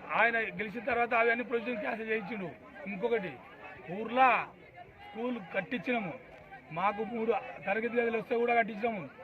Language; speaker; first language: Telugu; native; Telugu